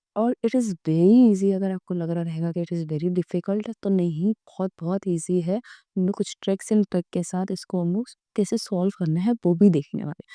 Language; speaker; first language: Hindi; non-native, local second language; Marathi